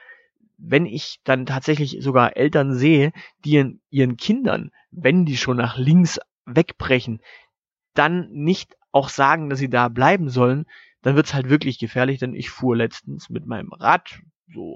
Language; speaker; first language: German; native; German